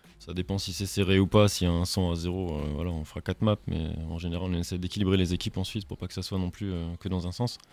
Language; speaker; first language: French; native; French